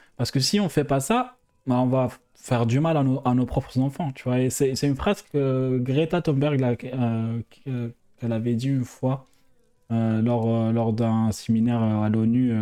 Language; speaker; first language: French; non-native, local second language; Arabic